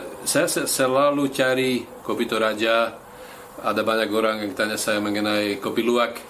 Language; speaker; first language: Indonesian; non-native, fluent; Slovak